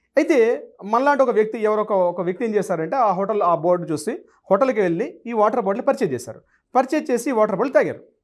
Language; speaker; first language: Telugu; native; Telugu